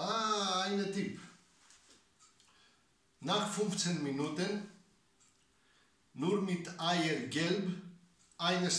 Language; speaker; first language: German; non-native, learner; Greek